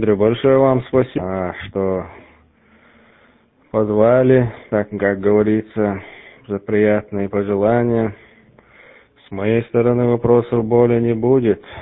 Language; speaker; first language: Russian; native; Russian